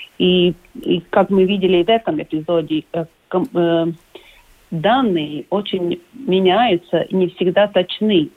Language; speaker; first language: Russian; non-native, local second language; Latvian